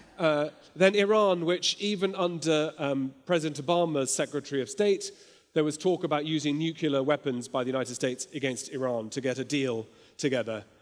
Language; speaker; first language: English; native; English